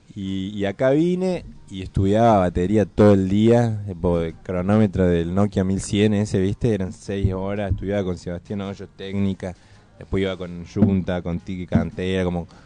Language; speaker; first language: Spanish; native; Spanish